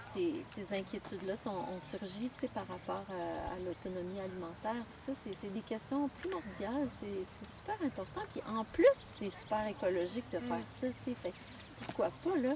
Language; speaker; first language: French; native; French